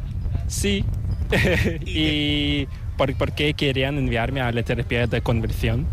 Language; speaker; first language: Spanish; non-native, learner; Korean